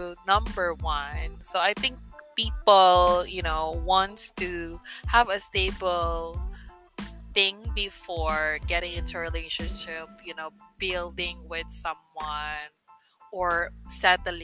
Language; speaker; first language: English; non-native, local second language; Filipino